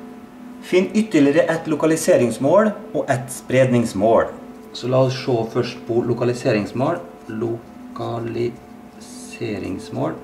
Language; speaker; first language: Norwegian; native; Norwegian